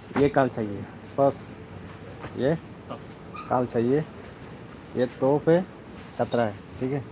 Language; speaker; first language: Hindi; non-native, learner; Bangla